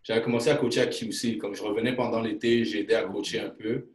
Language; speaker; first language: French; early bilingual, other home language; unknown